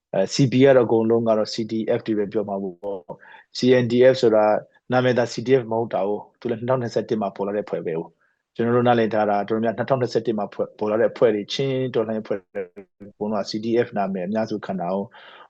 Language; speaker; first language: Burmese; non-native, local second language; Hakha Chin